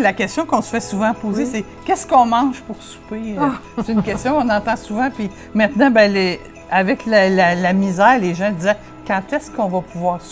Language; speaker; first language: French; native; French